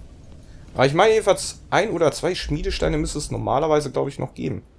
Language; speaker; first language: German; native; German